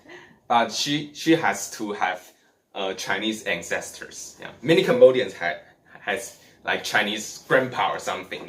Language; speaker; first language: English; non-native, learner; Chinese